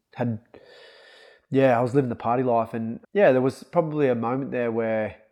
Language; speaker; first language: English; native; English